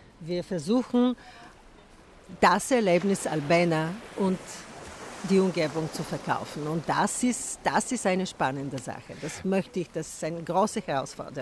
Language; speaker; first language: German; non-native, fluent; Bulgarian